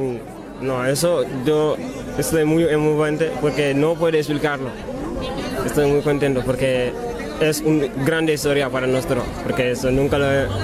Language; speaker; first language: Spanish; non-native, learner; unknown